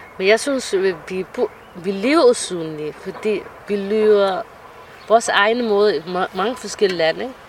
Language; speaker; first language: Danish; non-native, fluent; Somali